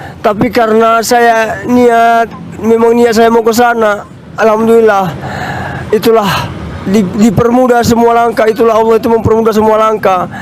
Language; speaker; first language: Indonesian; non-native, local second language; Nias